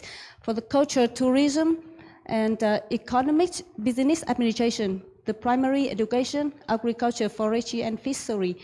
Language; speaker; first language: English; non-native, learner; Vietnamese